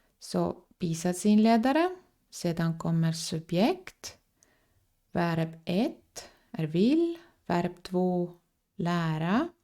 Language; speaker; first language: Swedish; non-native, fluent; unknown